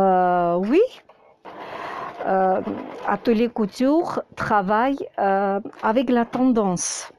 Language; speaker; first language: French; non-native, fluent; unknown